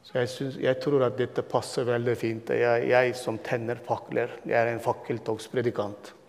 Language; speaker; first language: Norwegian; non-native, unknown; Turkmen